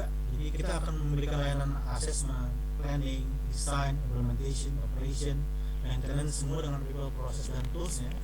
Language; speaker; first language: Indonesian; native; Indonesian